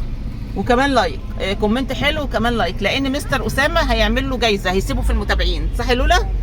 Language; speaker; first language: Arabic; native; Arabic